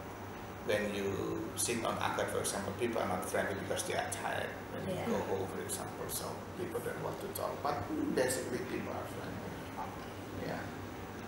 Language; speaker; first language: English; non-native, fluent; Indonesian